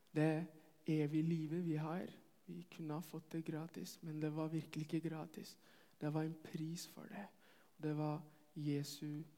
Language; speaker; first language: Norwegian; non-native, fluent; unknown